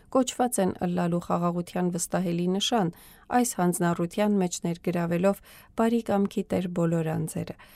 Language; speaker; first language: Armenian; native; Armenian